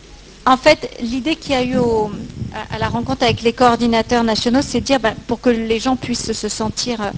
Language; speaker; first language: French; native; French